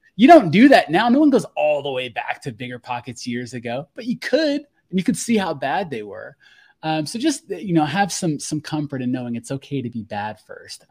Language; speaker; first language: English; native; English